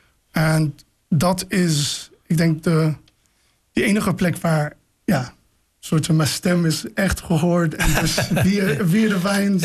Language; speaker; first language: Dutch; non-native, fluent; English